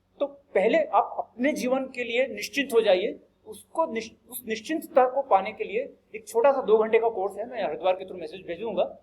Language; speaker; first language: Hindi; native; Hindi